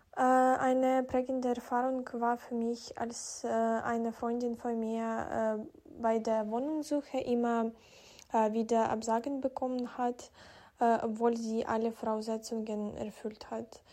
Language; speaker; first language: German; non-native, fluent; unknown